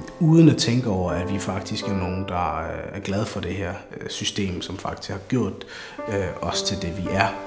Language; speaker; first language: Danish; early bilingual, other home language; Somali